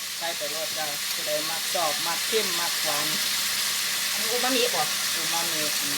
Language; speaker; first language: Thai; native; Thai